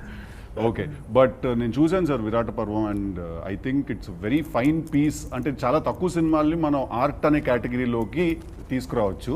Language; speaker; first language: Telugu; native; Telugu